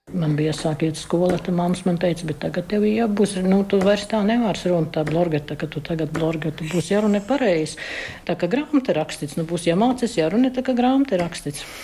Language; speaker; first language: Latvian; native; Latvian